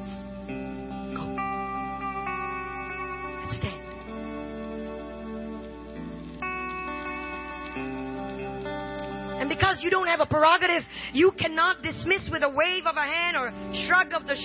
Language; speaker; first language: English; non-native, local second language; Tamil